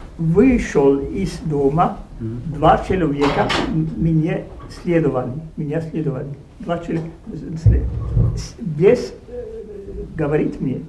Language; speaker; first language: Russian; non-native, learner; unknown